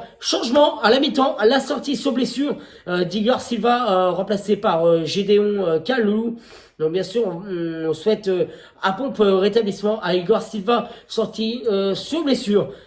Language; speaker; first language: French; native; French